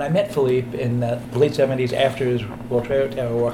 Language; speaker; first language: English; native; English